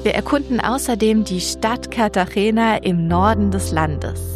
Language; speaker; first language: German; native; German